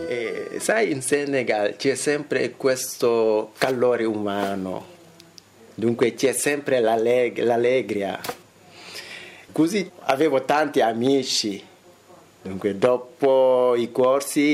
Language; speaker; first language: Italian; non-native, fluent; Wolof